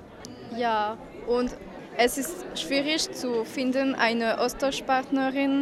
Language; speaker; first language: German; non-native, learner; French